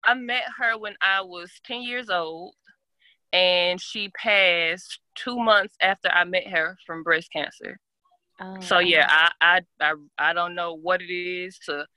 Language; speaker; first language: English; native; English